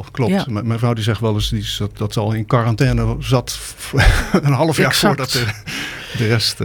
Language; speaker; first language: Dutch; native; Dutch